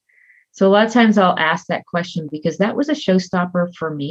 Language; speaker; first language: English; native; English